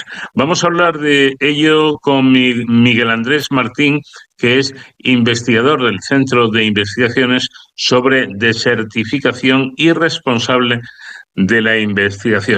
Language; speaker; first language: Spanish; native; Spanish